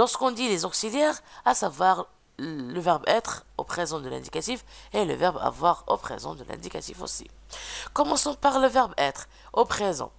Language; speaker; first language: French; non-native, local second language; Arabic